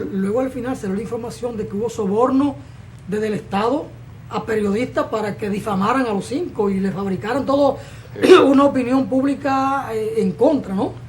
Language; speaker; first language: Spanish; native; Spanish